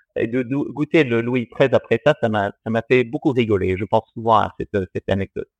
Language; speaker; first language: French; early bilingual, heritage; English